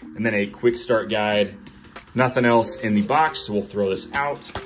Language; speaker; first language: English; native; English